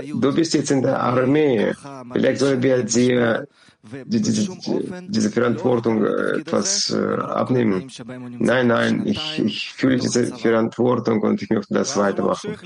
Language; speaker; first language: German; non-native, learner; Hebrew